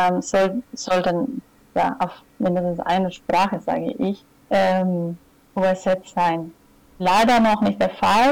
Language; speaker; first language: German; non-native, fluent; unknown